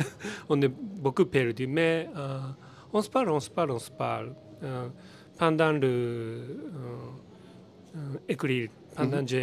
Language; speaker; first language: French; non-native, learner; Japanese